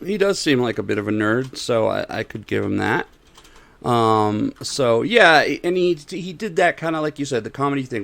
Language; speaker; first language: English; native; English